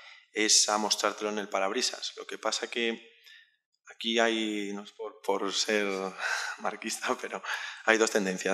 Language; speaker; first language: Spanish; native; Spanish